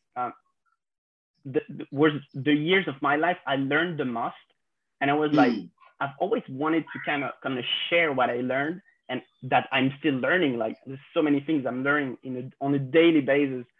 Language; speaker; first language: English; non-native, fluent; French